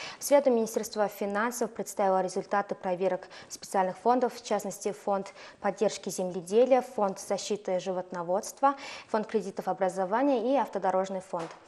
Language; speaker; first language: Russian; non-native, fluent; Mongolian